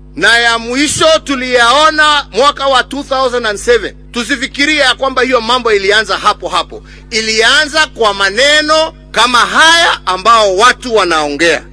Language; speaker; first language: Swahili; non-native, local second language; Kikuyu